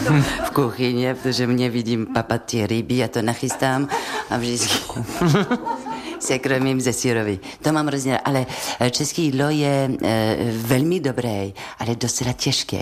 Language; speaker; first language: Czech; non-native, fluent; French